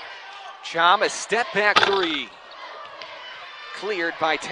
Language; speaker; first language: English; native; English